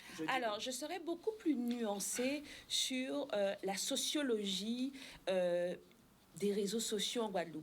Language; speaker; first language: French; native; French